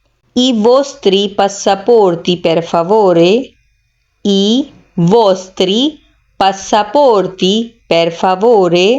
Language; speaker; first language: Italian; non-native, fluent; Urdu